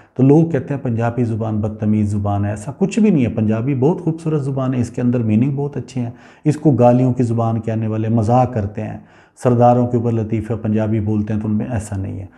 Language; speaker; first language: Urdu; non-native, local second language; Punjabi